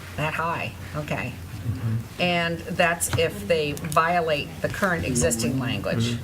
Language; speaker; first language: English; native; English